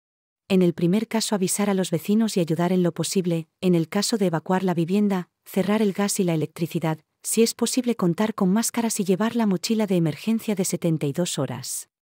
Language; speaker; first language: Spanish; native; Spanish